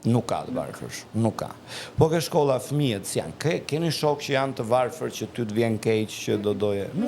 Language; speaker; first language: Albanian; native; Albanian